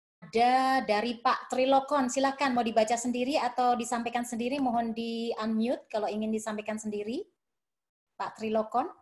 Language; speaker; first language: Indonesian; native; Indonesian